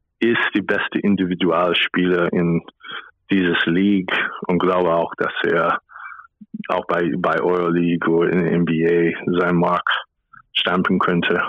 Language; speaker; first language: German; non-native, fluent; English